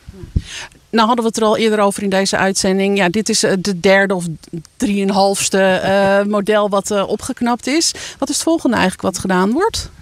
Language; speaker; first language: Dutch; native; Dutch